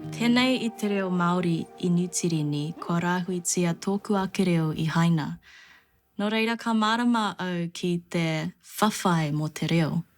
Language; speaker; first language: Māori; non-native, local second language; Chinese